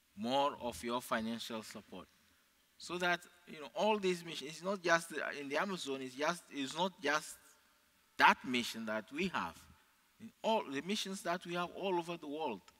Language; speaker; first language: English; non-native, fluent; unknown